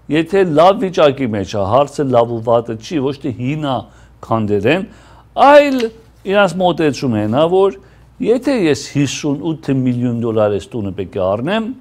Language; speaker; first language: Armenian; early bilingual, heritage; Armenian